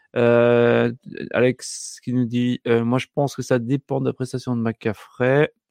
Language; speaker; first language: French; native; French